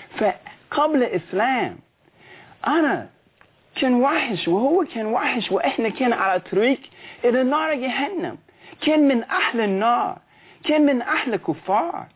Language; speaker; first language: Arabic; non-native, learner; English